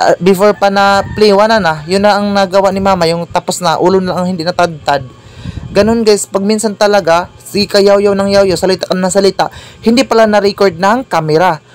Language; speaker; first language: Filipino; non-native, local second language; Cebuano